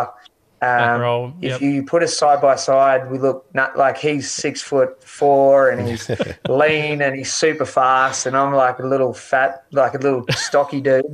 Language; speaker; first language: English; native; English